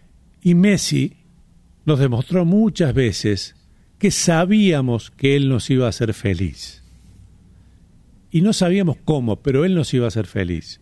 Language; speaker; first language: Spanish; native; Spanish